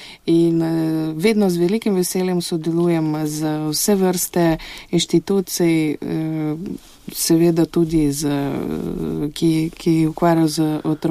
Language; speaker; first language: Slovenian; non-native, fluent; Russian